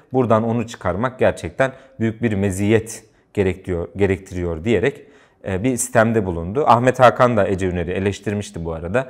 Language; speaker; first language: Turkish; native; Turkish